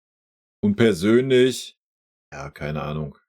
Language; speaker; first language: German; native; German